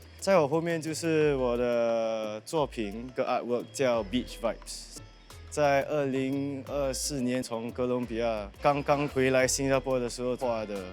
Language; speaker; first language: Chinese; native; Chinese